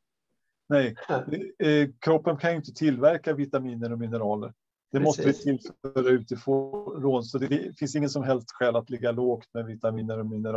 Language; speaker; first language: Swedish; native; Swedish